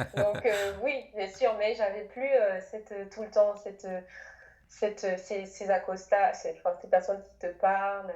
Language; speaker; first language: French; native; French